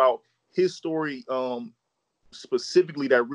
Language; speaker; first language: English; native; English